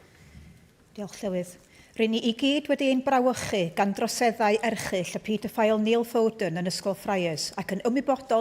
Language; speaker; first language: Welsh; native; Welsh